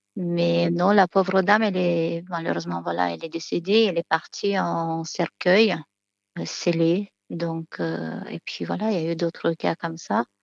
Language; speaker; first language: French; non-native, fluent; Romanian